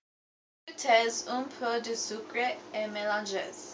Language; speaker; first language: French; non-native, learner; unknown